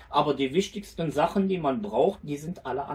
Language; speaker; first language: German; native; German